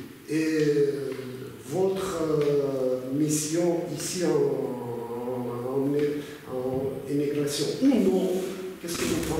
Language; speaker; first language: French; non-native, fluent; Russian